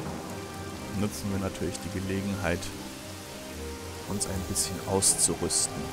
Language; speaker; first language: German; native; German